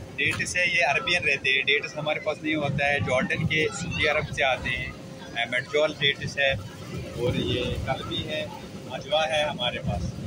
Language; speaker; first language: Hindi; non-native, fluent; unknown